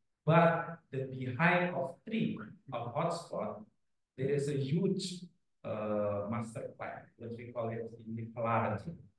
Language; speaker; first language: English; non-native, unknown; Indonesian